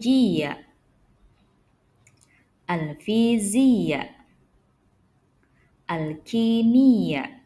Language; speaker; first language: Arabic; non-native, fluent; Indonesian